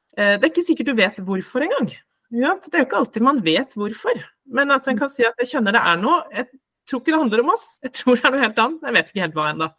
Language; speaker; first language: Norwegian; native; Norwegian